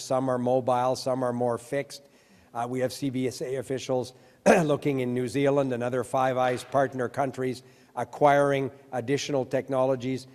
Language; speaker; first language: English; early bilingual, other home language; French